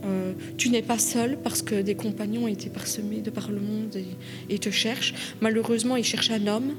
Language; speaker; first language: French; native; French